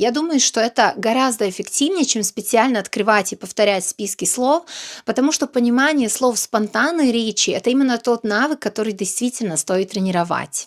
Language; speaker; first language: Russian; non-native, fluent; Serbian